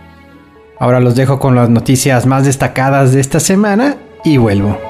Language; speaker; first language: Spanish; native; Spanish